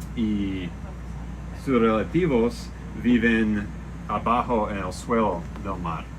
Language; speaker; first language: Spanish; non-native, learner; English